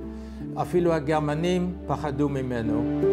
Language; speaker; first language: Hebrew; non-native, fluent; Dutch